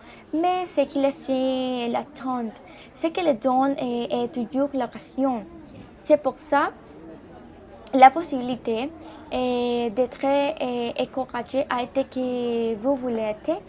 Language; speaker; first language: French; non-native, learner; Spanish